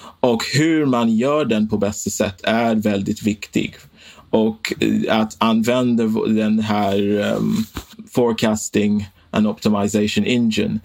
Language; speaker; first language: Swedish; non-native, fluent; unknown